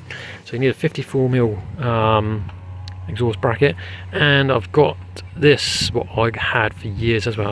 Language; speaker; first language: English; native; English